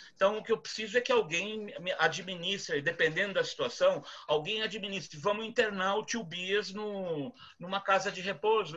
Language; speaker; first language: Portuguese; native; Portuguese